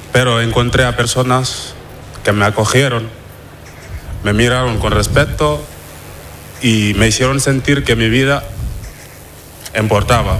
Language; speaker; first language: Spanish; non-native, fluent; Wolof